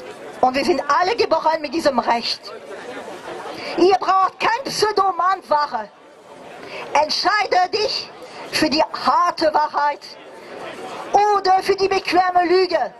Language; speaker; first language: German; non-native, fluent; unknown